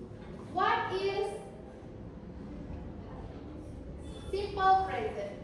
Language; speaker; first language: English; non-native, learner; Indonesian